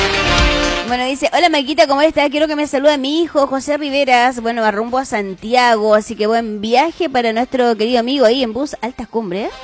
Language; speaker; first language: Spanish; native; Spanish